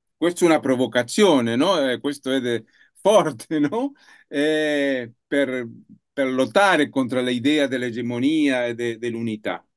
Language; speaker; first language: Italian; non-native, learner; Spanish